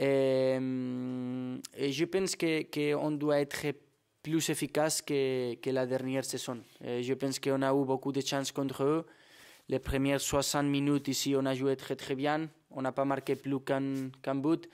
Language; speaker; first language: French; non-native, fluent; Spanish